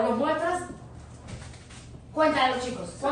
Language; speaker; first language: Spanish; native; Spanish